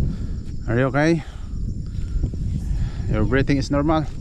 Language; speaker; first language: English; non-native, learner; Filipino